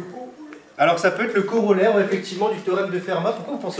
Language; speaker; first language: French; native; French